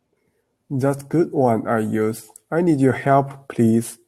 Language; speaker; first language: English; non-native, learner; Chinese